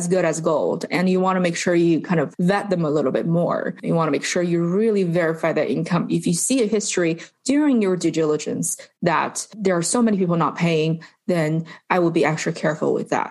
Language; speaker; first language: English; non-native, fluent; Chinese